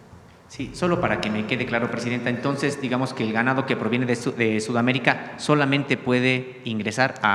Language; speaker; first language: Spanish; native; Spanish